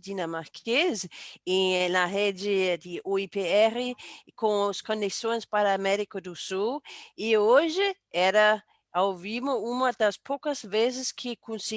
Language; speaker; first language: Portuguese; non-native, fluent; Danish